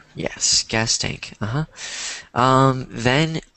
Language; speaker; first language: English; native; English